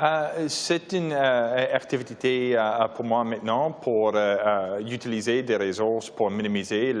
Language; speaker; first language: French; non-native, learner; English